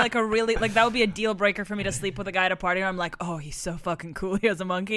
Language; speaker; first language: English; non-native, fluent; Russian